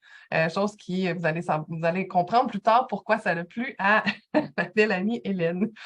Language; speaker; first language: French; native; French